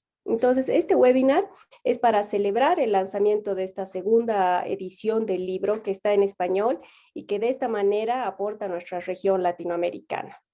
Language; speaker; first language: Spanish; native; Spanish